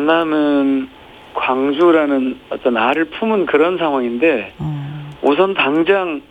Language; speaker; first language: Korean; native; Korean